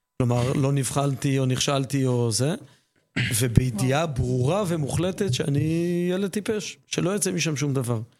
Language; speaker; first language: Hebrew; native; Hebrew